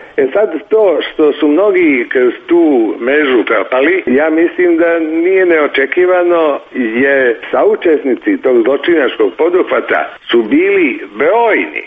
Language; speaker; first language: Serbian; native; Serbian